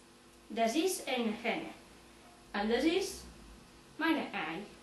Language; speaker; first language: German; non-native, learner; Catalan